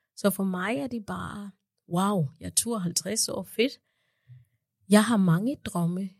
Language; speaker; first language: Danish; non-native, fluent; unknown